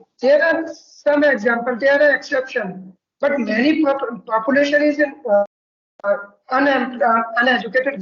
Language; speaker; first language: English; non-native, learner; Hindi